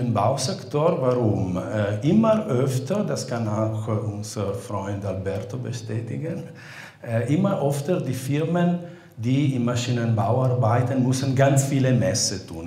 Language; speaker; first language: German; non-native, fluent; Italian